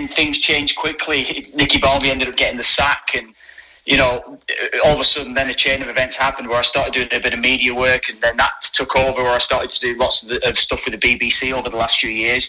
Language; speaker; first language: English; native; English